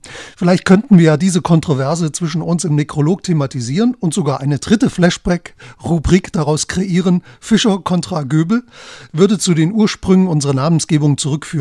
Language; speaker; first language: German; native; German